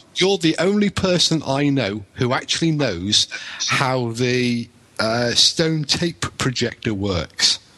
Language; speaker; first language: English; native; English